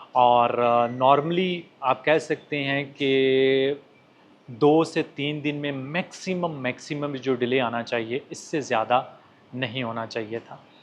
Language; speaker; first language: Urdu; non-native, local second language; Punjabi